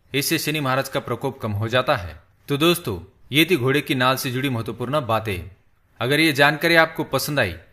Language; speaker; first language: Hindi; native; Hindi